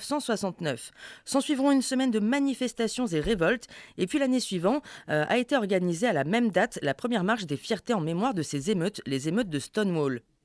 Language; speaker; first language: French; native; French